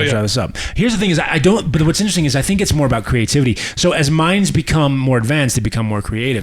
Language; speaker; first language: English; native; English